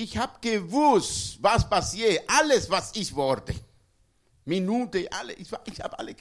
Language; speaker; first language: German; non-native, learner; Spanish